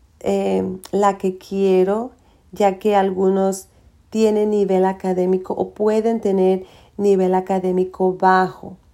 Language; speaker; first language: Spanish; early bilingual, heritage; Spanish